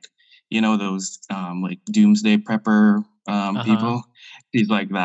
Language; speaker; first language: English; non-native, local second language; Filipino